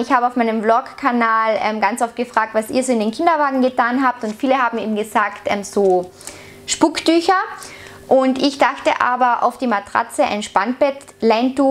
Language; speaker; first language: German; native; German